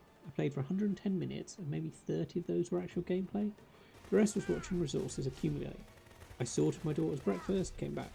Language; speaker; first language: English; native; English